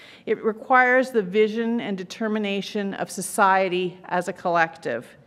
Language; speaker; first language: English; native; English